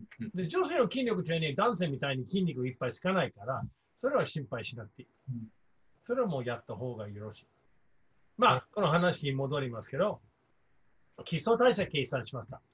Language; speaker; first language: Japanese; non-native, fluent; English